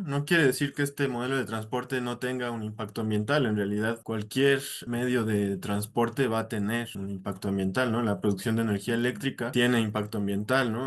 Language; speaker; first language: Spanish; native; Spanish